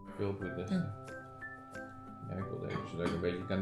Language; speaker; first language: Dutch; native; Dutch